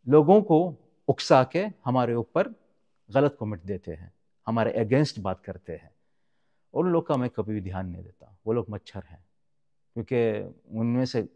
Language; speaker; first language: Urdu; non-native, fluent; Arabic